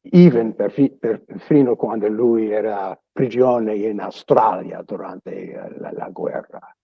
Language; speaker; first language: Italian; early bilingual, other home language; English